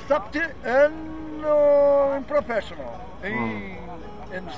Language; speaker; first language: English; non-native, learner; Portuguese